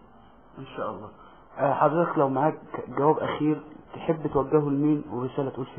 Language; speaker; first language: Arabic; native; Arabic